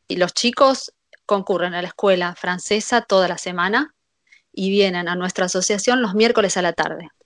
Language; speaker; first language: Spanish; native; Spanish